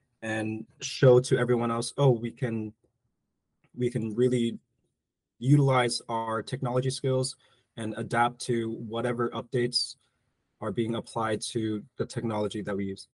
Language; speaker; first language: English; native; English